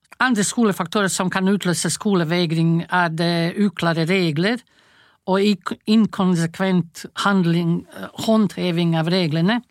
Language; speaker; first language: Norwegian; non-native, fluent; Croatian